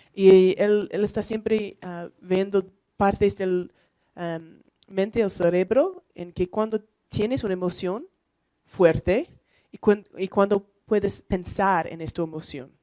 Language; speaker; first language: Spanish; non-native, learner; English